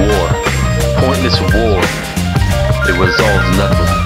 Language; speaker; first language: English; native; English